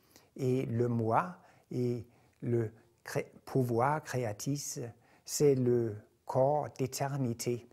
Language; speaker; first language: French; non-native, fluent; Danish